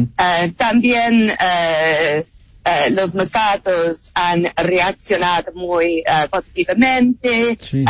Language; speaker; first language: Spanish; non-native, fluent; English